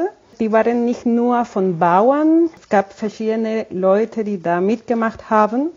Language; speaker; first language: German; non-native, fluent; Spanish